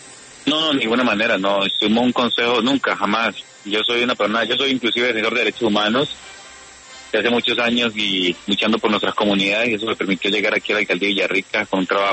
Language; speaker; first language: Spanish; native; Spanish